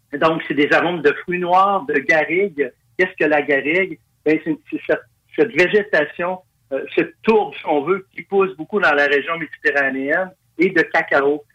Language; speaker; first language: French; native; French